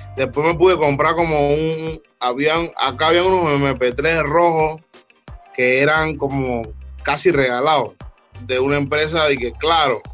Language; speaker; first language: Spanish; native; Spanish